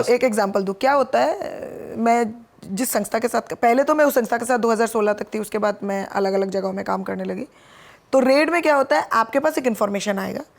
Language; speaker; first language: Hindi; non-native, local second language; Bangla